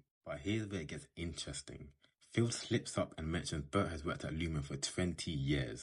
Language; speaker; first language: English; native; English